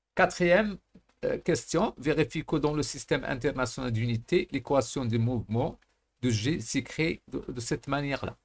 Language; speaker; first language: French; non-native, local second language; Arabic